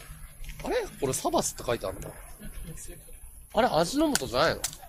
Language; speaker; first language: Japanese; native; Japanese